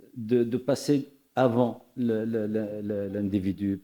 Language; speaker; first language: French; non-native, local second language; Arabic